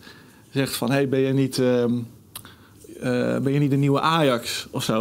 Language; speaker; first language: Dutch; native; Dutch